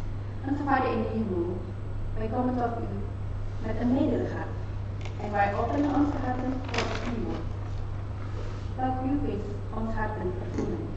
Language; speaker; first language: Dutch; non-native, fluent; Indonesian